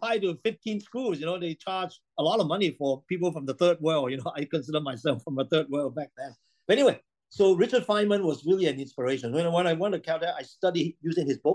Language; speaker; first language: English; non-native, local second language; Cantonese